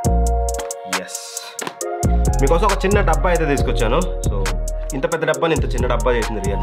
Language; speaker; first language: Telugu; native; Telugu